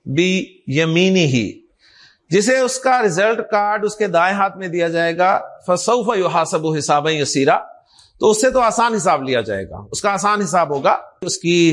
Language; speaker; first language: Urdu; native; Urdu